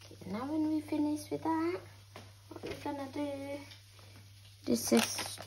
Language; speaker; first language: English; non-native, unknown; Thai